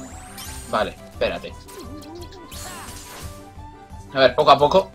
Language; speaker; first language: Spanish; native; Spanish